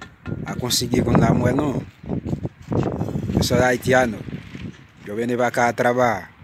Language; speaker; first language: Portuguese; non-native, learner; Haitian Creole